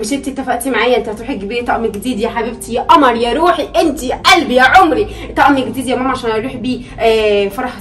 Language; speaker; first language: Arabic; native; Arabic